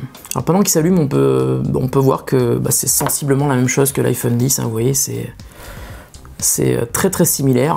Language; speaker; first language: French; native; French